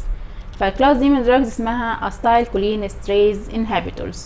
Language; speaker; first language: Arabic; native; Arabic